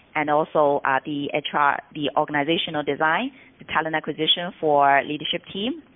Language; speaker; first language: English; non-native, fluent; Chinese